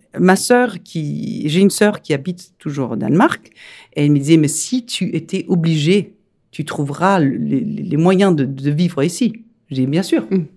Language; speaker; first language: French; non-native, fluent; Danish